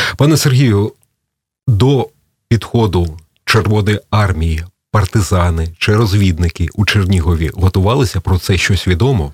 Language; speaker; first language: Ukrainian; native; Ukrainian